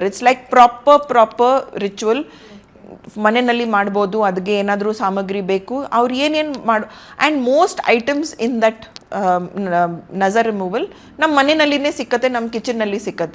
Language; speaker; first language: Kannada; non-native, local second language; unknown